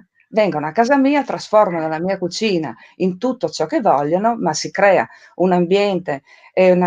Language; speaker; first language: Italian; native; Italian